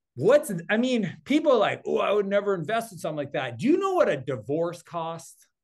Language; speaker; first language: English; native; English